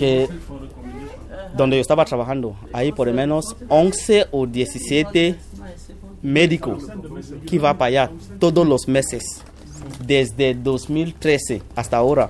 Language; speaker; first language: Spanish; non-native, fluent; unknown